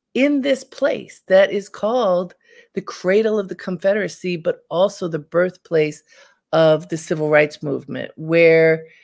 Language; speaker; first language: English; native; English